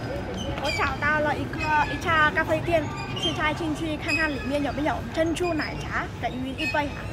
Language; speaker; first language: Chinese; non-native, fluent; Vietnamese